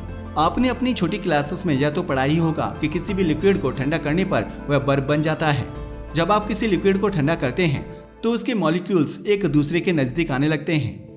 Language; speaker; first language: Hindi; native; Hindi